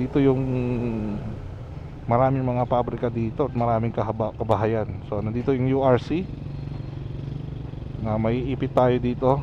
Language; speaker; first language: Filipino; native; Filipino